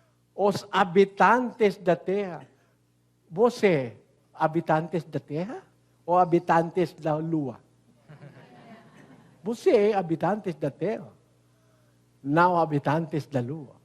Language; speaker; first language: Portuguese; non-native, learner; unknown